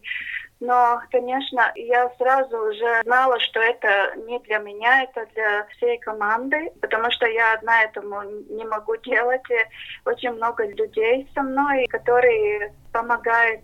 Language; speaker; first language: Russian; non-native, local second language; Latvian